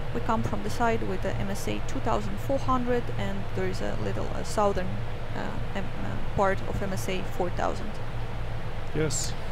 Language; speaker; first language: English; non-native, fluent; Estonian